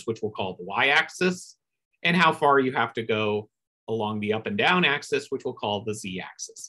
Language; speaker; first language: English; native; English